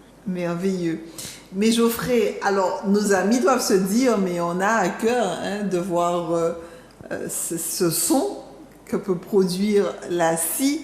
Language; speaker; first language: French; native; French